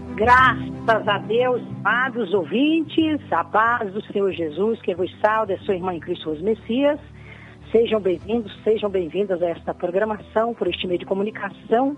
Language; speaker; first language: Portuguese; native; Portuguese